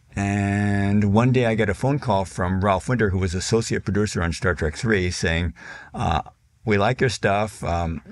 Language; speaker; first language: English; native; English